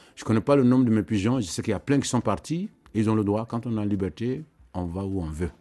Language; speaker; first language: French; non-native, local second language; Mandingo